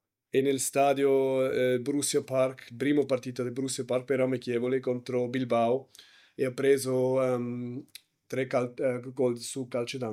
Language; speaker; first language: Italian; non-native, learner; German